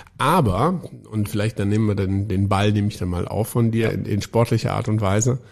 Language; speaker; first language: German; native; German